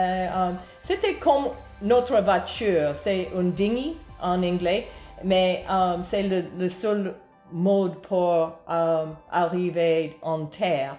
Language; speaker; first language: French; non-native, learner; English